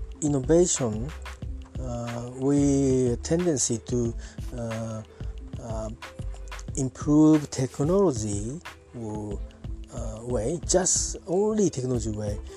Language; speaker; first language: English; non-native, learner; Japanese